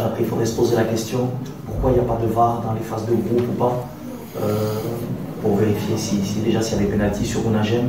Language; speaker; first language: French; native; French